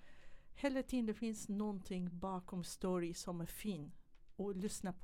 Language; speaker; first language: Swedish; non-native, fluent; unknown